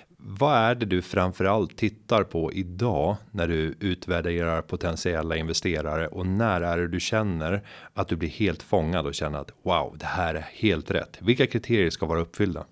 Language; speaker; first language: Swedish; native; Swedish